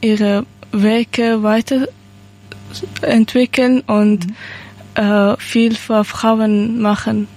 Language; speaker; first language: German; non-native, learner; Persian